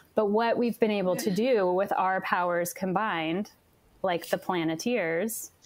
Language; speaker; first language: English; native; English